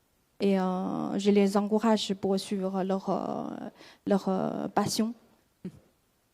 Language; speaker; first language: French; non-native, fluent; Chinese